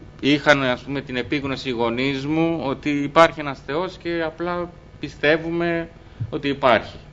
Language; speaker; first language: Greek; early bilingual, other home language; Albanian